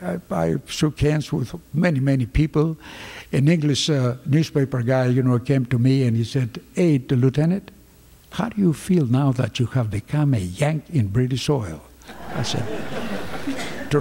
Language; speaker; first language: English; non-native, fluent; Greek